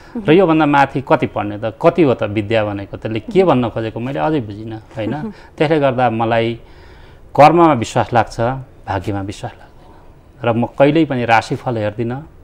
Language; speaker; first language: Nepali; native; Nepali